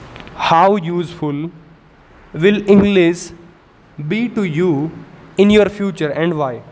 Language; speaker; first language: English; non-native, local second language; Hindi